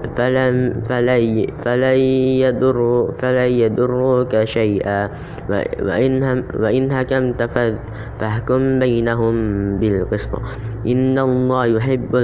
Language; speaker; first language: Arabic; non-native, learner; Indonesian